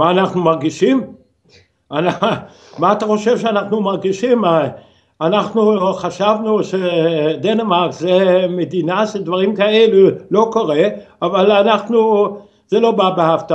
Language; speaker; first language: Hebrew; non-native, fluent; Danish